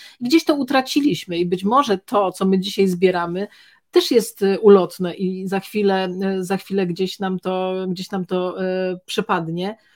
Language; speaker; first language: Polish; native; Polish